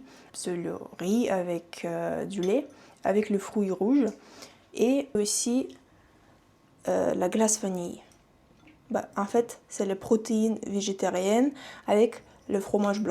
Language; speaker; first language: French; non-native, fluent; Russian